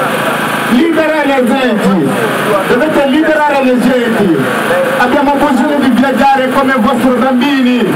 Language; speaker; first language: Italian; non-native, learner; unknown